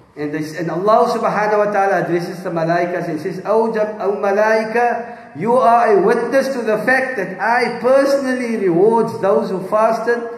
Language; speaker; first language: English; native; English